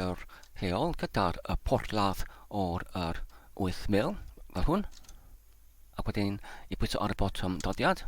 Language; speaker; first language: Welsh; non-native, learner; English